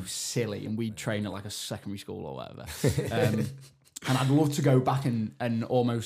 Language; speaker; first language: English; native; English